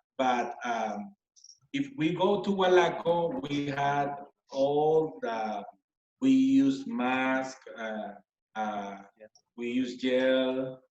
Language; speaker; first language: English; non-native, learner; Spanish